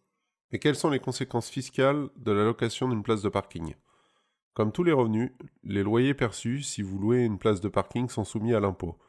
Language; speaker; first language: French; native; French